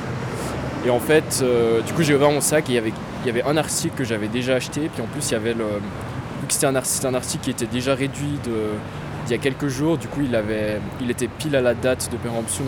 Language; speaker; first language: French; early bilingual, other home language; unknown